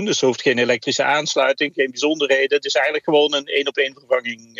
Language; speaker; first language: Dutch; native; Dutch